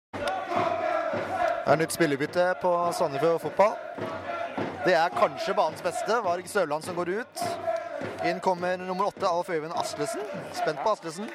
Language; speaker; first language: Norwegian; native; Norwegian